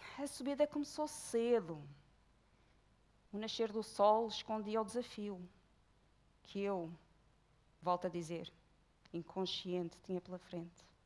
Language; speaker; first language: Portuguese; native; Portuguese